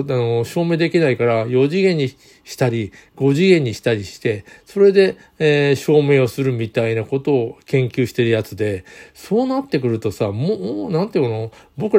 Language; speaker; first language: Japanese; native; Japanese